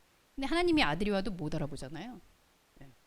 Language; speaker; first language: Korean; native; Korean